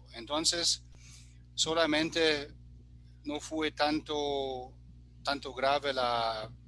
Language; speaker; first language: Spanish; non-native, fluent; German